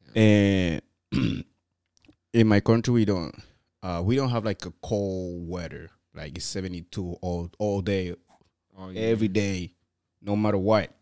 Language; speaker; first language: English; non-native, fluent; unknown